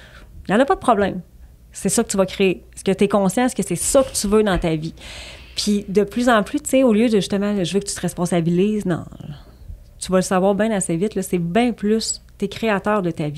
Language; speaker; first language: French; native; French